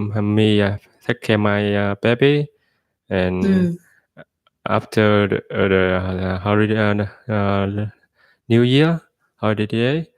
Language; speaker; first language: English; non-native, learner; Vietnamese